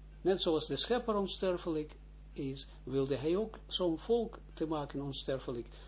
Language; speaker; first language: Dutch; non-native, fluent; Hebrew